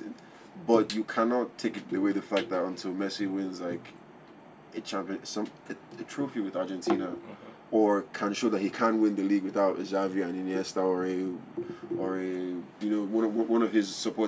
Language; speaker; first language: English; non-native, local second language; Yoruba